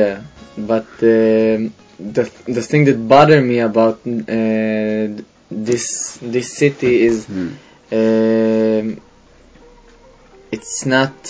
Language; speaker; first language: English; non-native, fluent; Hebrew